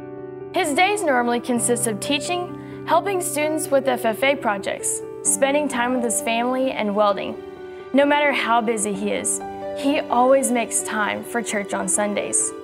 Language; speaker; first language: English; native; English